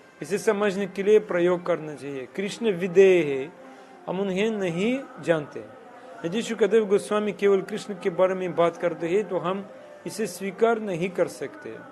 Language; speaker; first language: Hindi; non-native, fluent; Russian